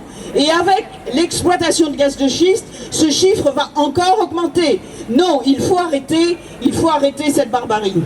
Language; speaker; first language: French; native; French